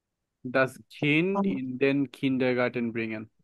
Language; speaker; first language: German; non-native, fluent; Bangla